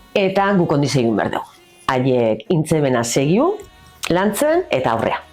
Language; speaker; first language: Basque; native; Basque